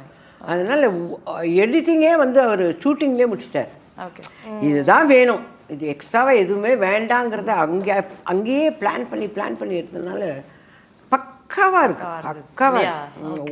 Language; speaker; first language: Tamil; native; Tamil